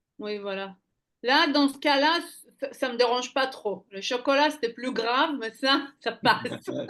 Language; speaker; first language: French; non-native, fluent; Hebrew